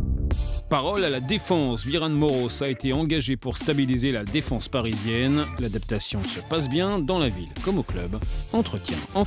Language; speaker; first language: French; native; French